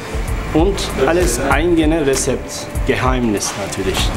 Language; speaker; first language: German; non-native, learner; Turkish